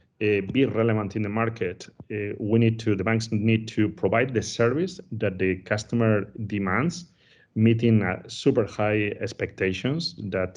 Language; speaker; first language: English; non-native, fluent; Spanish